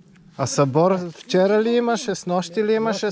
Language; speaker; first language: Bulgarian; native; Bulgarian